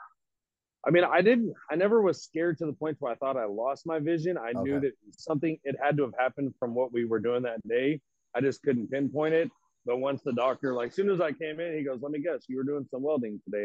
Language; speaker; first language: English; native; English